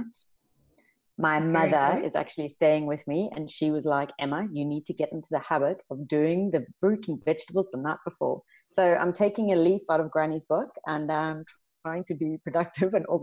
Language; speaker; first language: English; native; English